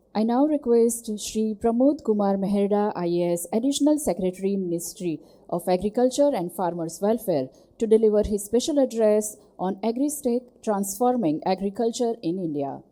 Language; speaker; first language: English; non-native, local second language; Gujarati